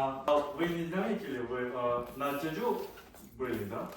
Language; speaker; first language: Russian; non-native, fluent; Korean